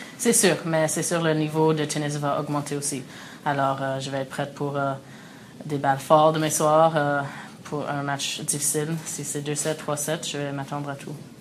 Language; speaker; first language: French; early bilingual, other home language; English